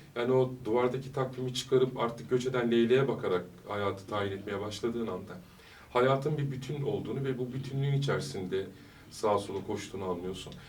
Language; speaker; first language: Turkish; early bilingual, heritage; Turkish